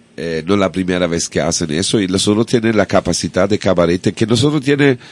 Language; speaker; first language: Spanish; non-native, learner; German